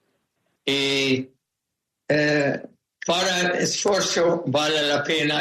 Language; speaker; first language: Spanish; non-native, fluent; German